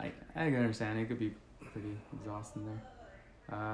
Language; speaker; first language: English; early bilingual, other home language; Spanish